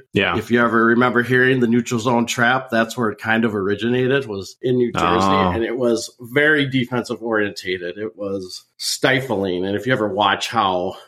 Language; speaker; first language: English; native; English